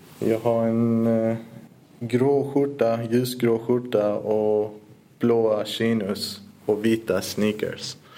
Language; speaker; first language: Swedish; early bilingual, other home language; Persian